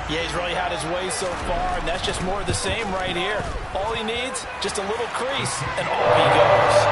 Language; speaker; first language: English; native; English